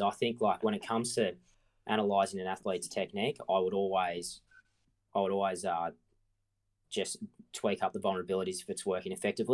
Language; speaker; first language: English; native; English